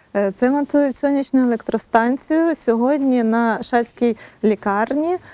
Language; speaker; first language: Ukrainian; native; Ukrainian